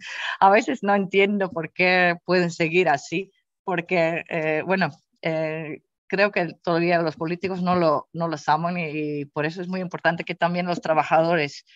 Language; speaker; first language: Spanish; non-native, fluent; Dutch